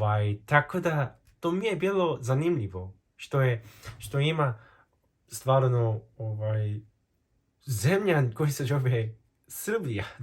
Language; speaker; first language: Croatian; non-native, fluent; Korean